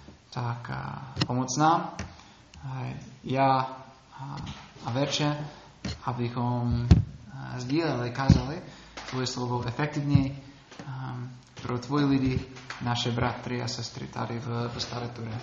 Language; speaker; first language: Czech; non-native, learner; English